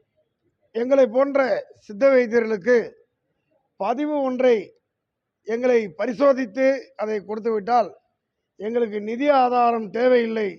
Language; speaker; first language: Tamil; native; Tamil